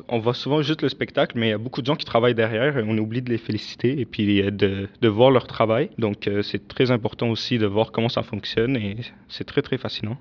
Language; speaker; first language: French; early bilingual, other home language; Arabic